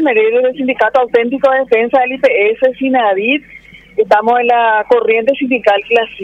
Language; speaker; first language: Spanish; native; Spanish